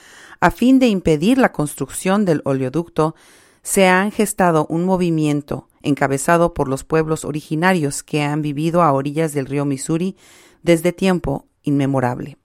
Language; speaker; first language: Spanish; native; Spanish